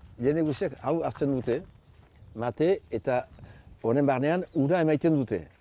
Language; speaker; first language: Basque; native; Basque